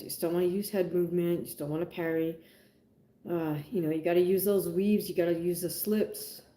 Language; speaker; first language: English; native; English